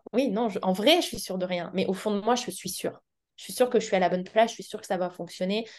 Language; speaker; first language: French; native; French